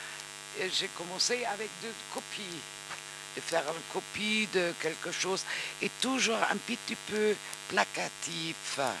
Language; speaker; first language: French; non-native, learner; German